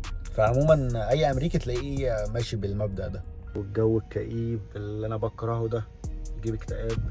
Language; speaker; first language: Arabic; native; Arabic